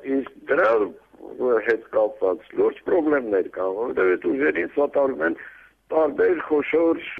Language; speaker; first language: Armenian; native; Armenian